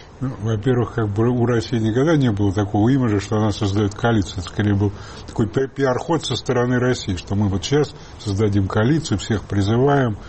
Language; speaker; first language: Russian; native; Russian